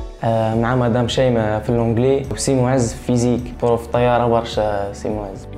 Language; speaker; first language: Arabic; native; Arabic